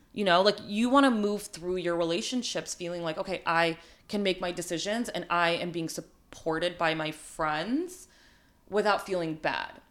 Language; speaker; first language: English; early bilingual, other home language; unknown